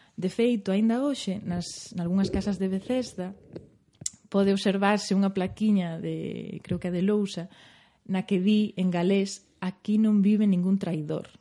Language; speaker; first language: Galician; native; Galician